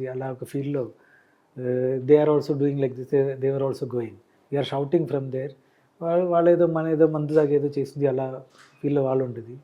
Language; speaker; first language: Telugu; non-native, learner; Malayalam